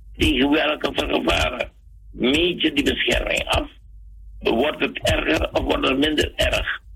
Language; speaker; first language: Dutch; native; Dutch